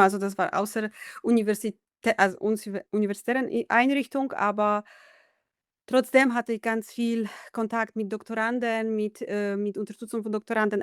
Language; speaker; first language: German; non-native, fluent; Polish